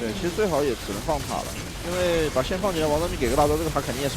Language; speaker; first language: Chinese; native; Chinese